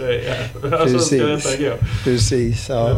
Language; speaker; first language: Swedish; early bilingual, other home language; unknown